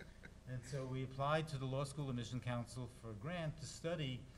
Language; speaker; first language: English; native; English